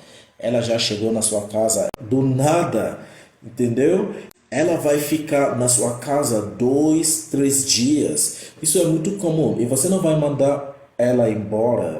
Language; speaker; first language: Portuguese; non-native, fluent; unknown